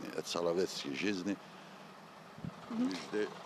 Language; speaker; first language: Russian; non-native, local second language; Azerbaijani